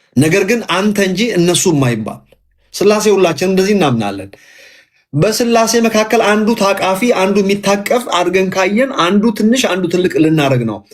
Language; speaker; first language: Amharic; native; Amharic